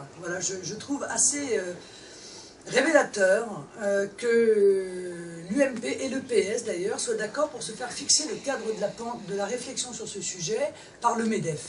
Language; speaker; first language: French; native; French